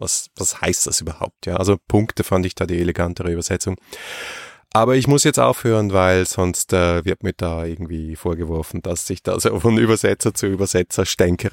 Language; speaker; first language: German; native; German